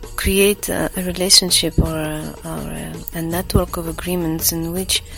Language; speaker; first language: English; non-native, fluent; Latvian